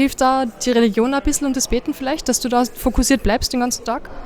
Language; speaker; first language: German; native; German